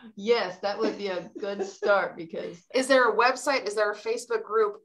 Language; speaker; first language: English; native; English